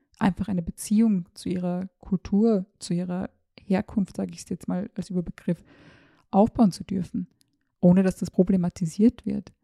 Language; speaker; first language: German; early bilingual, other home language; Serbian